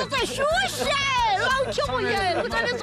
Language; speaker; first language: Chinese; native; Chinese